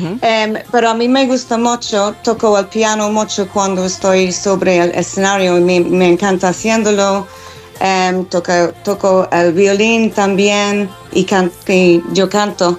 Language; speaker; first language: Spanish; non-native, learner; English